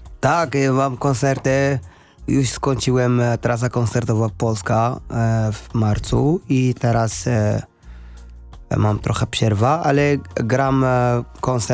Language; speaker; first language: Polish; non-native, learner; Arabic